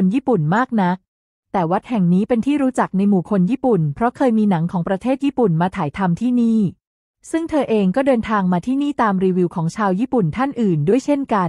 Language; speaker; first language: Thai; native; Thai